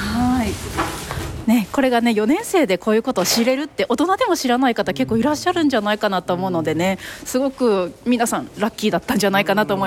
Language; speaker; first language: Japanese; native; Japanese